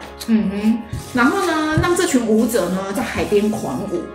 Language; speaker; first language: Chinese; native; Chinese